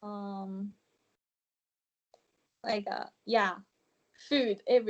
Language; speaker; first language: English; non-native, learner; Japanese